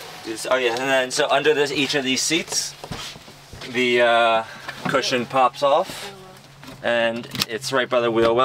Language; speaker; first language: English; native; English